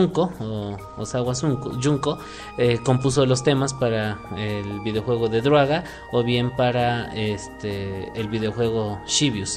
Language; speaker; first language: Spanish; native; Spanish